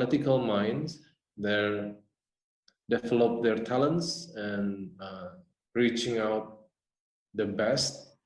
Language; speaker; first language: English; non-native, fluent; Indonesian